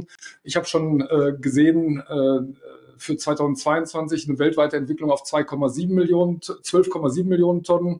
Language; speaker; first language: German; native; German